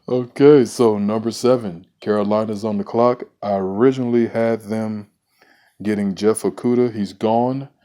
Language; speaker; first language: English; native; English